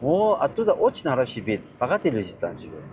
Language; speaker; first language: Russian; non-native, learner; Korean